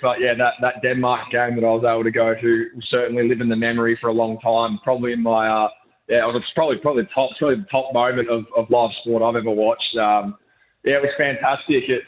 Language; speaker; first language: English; native; English